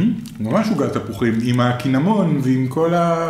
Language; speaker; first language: Hebrew; native; Hebrew